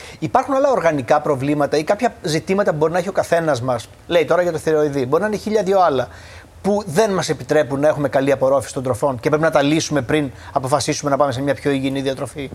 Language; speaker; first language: Greek; native; Greek